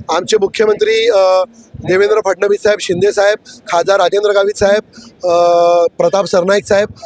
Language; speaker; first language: Marathi; native; Marathi